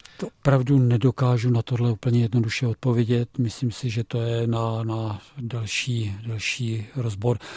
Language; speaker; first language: Czech; native; Czech